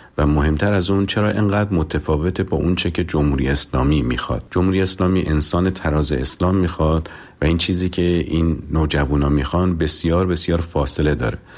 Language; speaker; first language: Persian; native; Persian